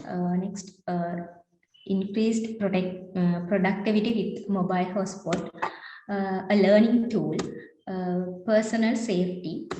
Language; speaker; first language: English; non-native, learner; Sinhala